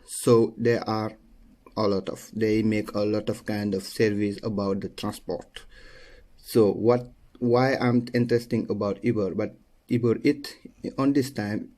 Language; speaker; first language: English; non-native, learner; Wolof